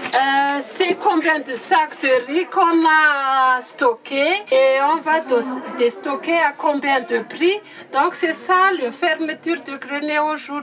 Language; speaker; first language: French; non-native, local second language; Malagasy